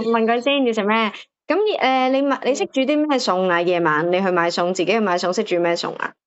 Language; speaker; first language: Cantonese; native; Cantonese